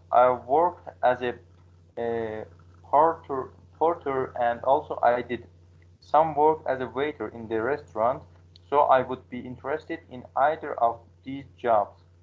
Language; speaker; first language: English; non-native, learner; Azerbaijani